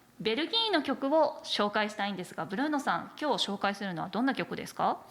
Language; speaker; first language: Japanese; native; Japanese